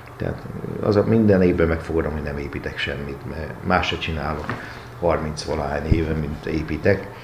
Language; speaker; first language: Hungarian; native; Hungarian